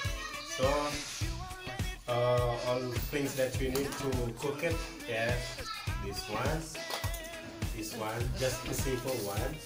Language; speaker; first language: English; non-native, learner; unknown